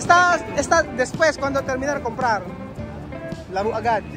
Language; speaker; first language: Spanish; non-native, learner; Filipino